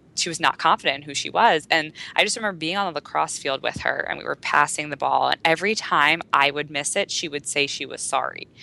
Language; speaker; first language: English; native; English